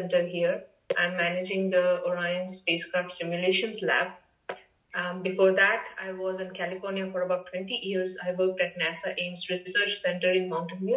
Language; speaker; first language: English; non-native, local second language; Marathi